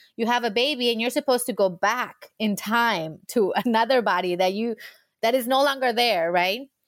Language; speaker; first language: English; early bilingual, heritage; English